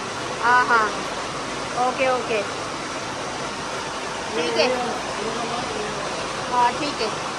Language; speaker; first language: Hindi; non-native, local second language; Telugu